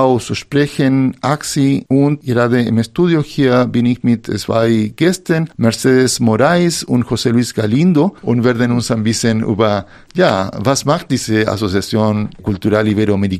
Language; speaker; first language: German; non-native, fluent; Spanish